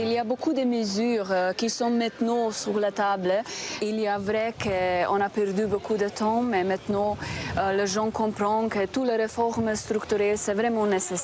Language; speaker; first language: French; non-native, fluent; Slovenian